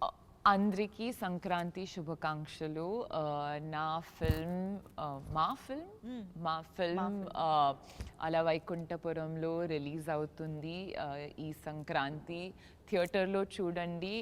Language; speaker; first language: Telugu; non-native, learner; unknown